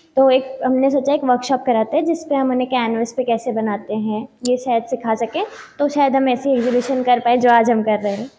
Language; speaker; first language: Hindi; native; Hindi